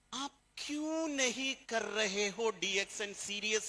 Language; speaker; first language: Hindi; non-native, fluent; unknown